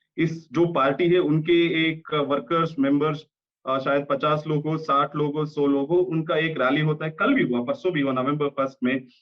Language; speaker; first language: Hindi; non-native, local second language; Kannada